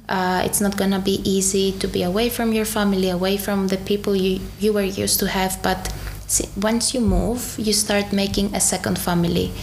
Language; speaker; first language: English; non-native, fluent; Greek